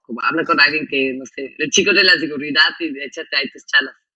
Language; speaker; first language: Spanish; non-native, fluent; German